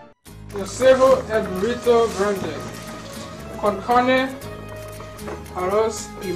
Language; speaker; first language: Spanish; non-native, learner; English